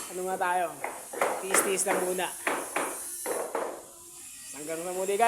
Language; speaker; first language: Filipino; native; Filipino